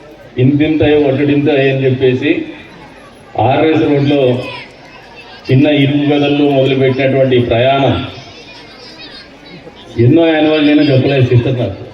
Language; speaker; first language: Telugu; native; Telugu